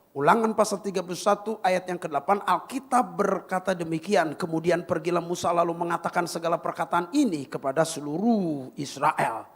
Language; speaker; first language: Indonesian; native; Indonesian